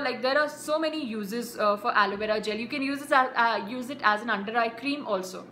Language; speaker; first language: English; non-native, local second language; Hindi